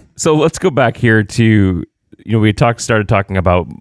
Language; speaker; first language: English; native; English